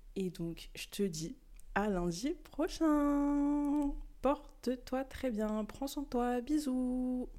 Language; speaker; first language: French; early bilingual, other home language; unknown